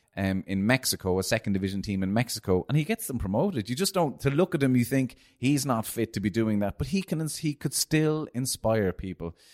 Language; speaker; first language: English; native; English